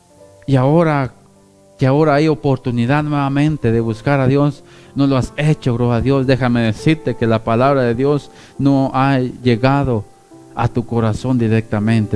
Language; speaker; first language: Spanish; native; Spanish